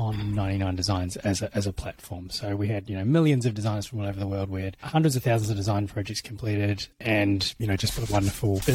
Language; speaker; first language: English; native; English